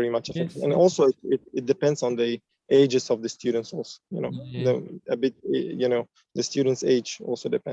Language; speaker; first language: English; non-native, fluent; Uzbek